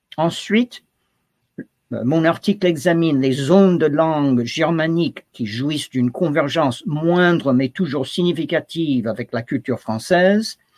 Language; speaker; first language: French; non-native, fluent; English